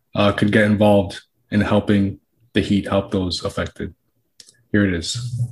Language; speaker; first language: English; native; English